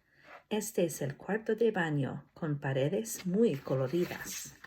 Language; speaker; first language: Spanish; non-native, fluent; English